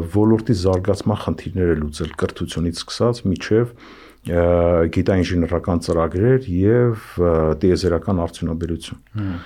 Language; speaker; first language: Armenian; native; Armenian